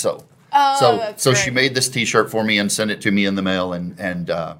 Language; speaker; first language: English; native; English